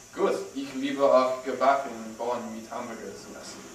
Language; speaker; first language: German; non-native, learner; English